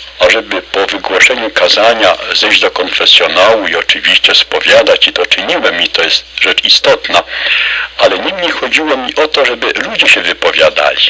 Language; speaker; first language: Polish; native; Polish